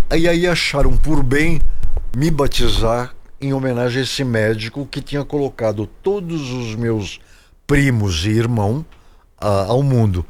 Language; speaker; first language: Portuguese; native; Portuguese